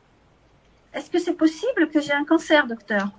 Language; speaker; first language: French; native; French